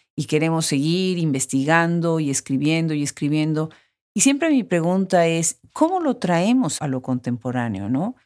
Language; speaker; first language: Spanish; native; Spanish